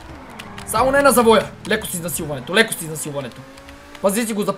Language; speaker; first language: Bulgarian; native; Bulgarian